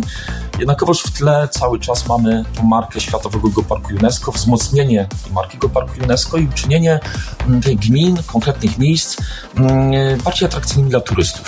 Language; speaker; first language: Polish; native; Polish